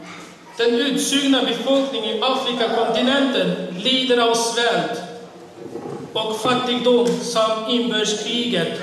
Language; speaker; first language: Swedish; non-native, fluent; Uyghur